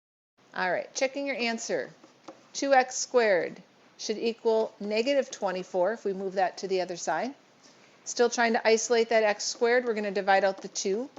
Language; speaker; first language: English; native; English